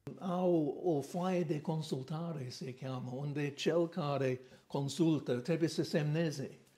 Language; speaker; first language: Romanian; non-native, fluent; English